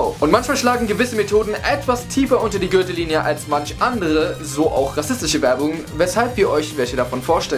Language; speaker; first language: German; native; German